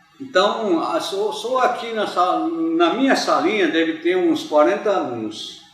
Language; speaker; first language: Portuguese; early bilingual, other home language; Japanese